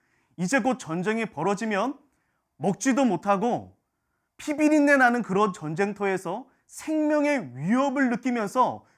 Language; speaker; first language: Korean; native; Korean